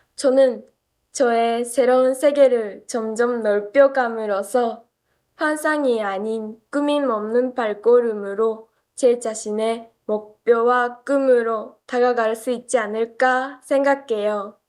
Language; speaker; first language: Korean; non-native, fluent; Japanese